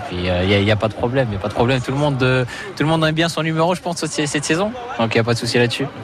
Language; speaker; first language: French; native; French